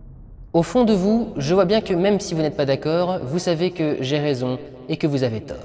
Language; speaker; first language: French; native; French